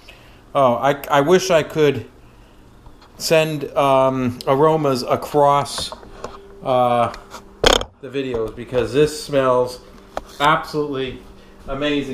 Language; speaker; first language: English; native; English